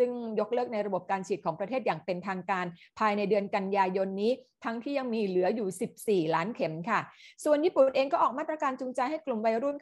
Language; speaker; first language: Thai; native; Thai